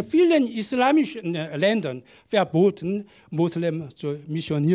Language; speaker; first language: German; non-native, learner; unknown